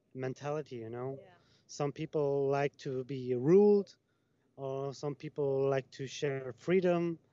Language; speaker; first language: English; non-native, fluent; Italian